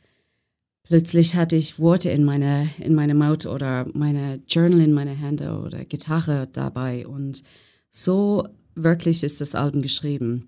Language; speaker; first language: German; non-native, learner; English